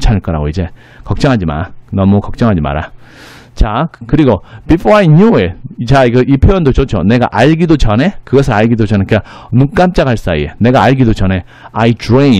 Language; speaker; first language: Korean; native; Korean